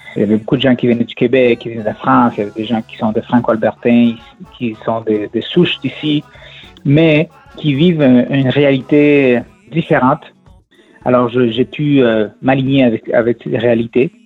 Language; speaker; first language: French; non-native, fluent; Spanish